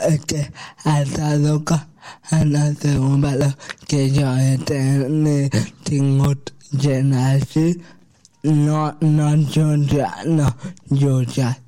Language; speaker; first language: Catalan; non-native, local second language; Spanish